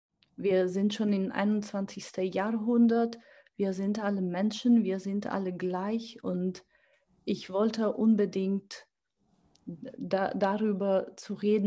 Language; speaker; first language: German; non-native, fluent; Georgian